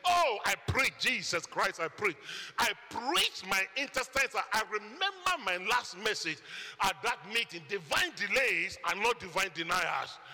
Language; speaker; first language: English; non-native, local second language; Akan